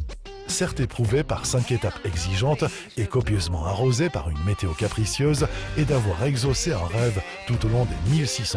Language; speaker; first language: French; native; French